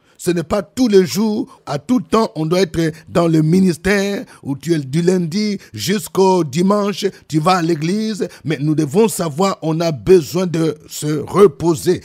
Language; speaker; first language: French; non-native, local second language; Lingala